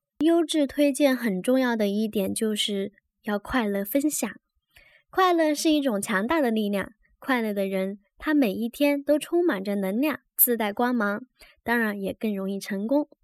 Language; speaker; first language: Chinese; native; Chinese